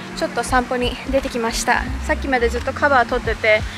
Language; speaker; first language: Japanese; early bilingual, heritage; Japanese